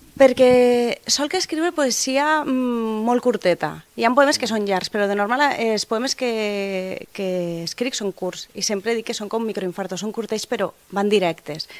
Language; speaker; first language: Catalan; native; Catalan